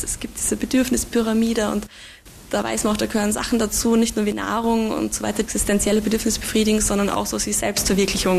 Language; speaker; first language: German; native; German